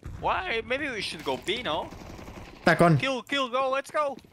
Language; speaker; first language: English; non-native, learner; Portuguese